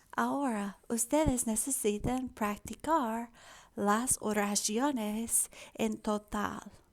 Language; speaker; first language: Spanish; non-native, fluent; English